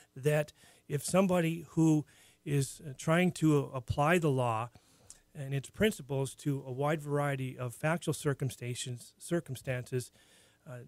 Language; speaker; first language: English; native; English